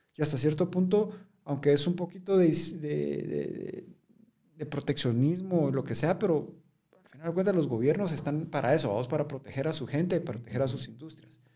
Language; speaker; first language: Spanish; native; Spanish